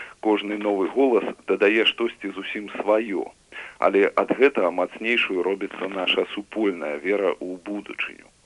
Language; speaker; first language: Belarusian; native; Belarusian